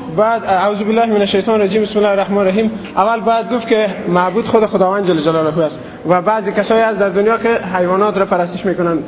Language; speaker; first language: Persian; native; Persian